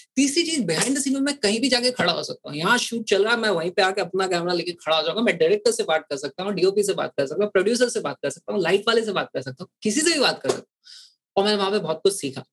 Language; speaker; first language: Hindi; native; Hindi